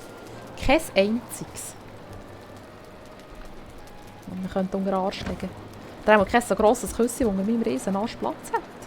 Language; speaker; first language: German; native; German